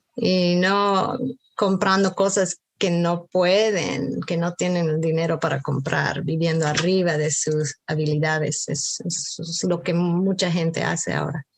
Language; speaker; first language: Spanish; early bilingual, heritage; Spanish